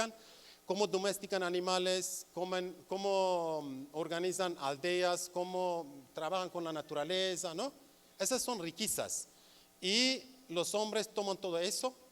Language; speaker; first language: Spanish; non-native, learner; Kurdish